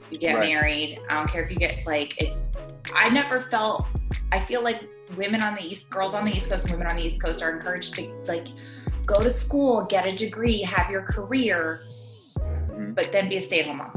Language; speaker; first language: English; native; English